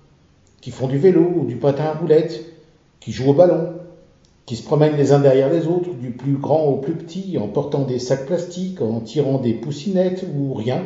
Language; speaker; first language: French; native; French